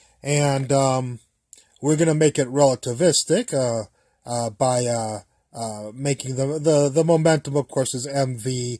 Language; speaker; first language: English; native; English